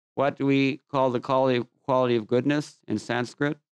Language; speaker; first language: English; native; English